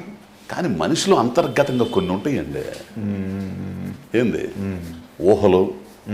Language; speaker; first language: Telugu; native; Telugu